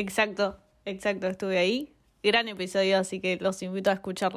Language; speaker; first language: Spanish; native; Spanish